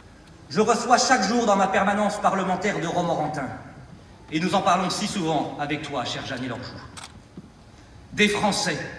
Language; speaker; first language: French; native; French